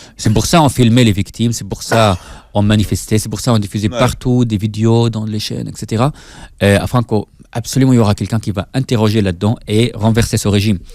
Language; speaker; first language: French; non-native, fluent; Arabic